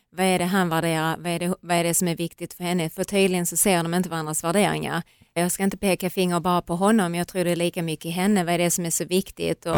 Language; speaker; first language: Swedish; native; Swedish